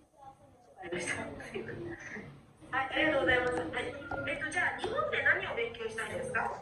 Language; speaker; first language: Japanese; non-native, fluent; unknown